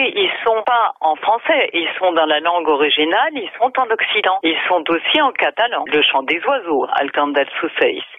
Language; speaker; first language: French; native; French